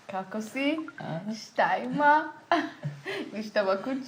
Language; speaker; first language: Bosnian; native; Bosnian